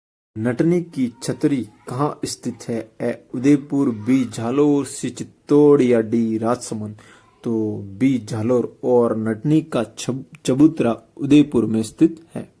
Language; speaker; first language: Hindi; native; Hindi